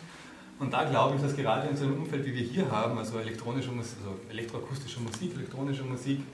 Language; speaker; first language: German; native; German